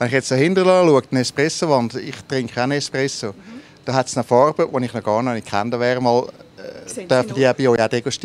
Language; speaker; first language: German; native; German